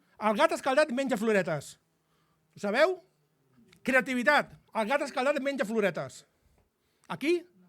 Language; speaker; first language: Catalan; native; Catalan